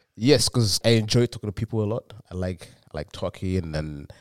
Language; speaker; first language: English; non-native, local second language; Yoruba